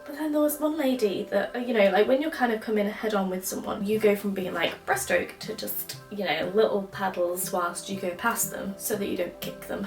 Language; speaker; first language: English; native; English